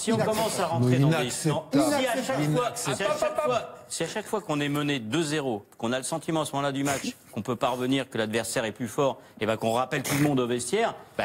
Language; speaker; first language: French; native; French